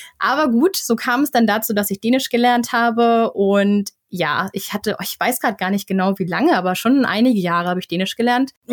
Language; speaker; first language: German; native; German